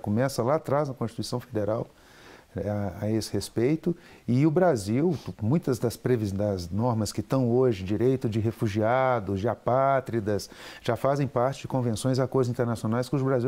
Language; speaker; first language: Portuguese; native; Portuguese